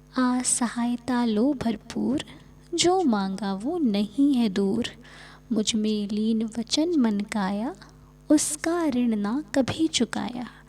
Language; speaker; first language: Hindi; native; Hindi